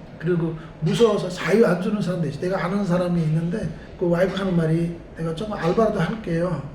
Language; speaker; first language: Korean; non-native, fluent; Nepali